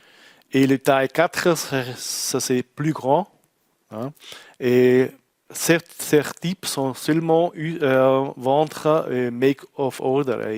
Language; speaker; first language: French; non-native, learner; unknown